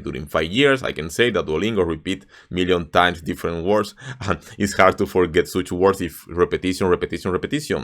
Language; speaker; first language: English; non-native, fluent; Spanish